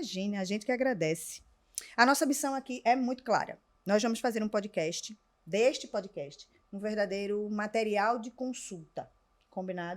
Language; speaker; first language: Portuguese; native; Portuguese